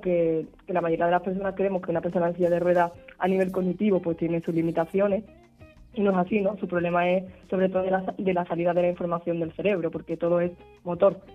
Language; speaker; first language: Spanish; native; Spanish